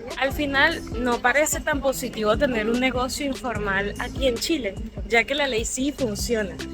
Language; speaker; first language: Spanish; native; Spanish